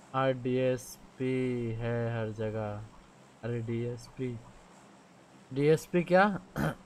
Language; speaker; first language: Hindi; native; Hindi